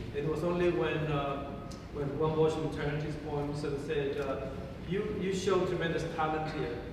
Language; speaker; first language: English; non-native, fluent; Spanish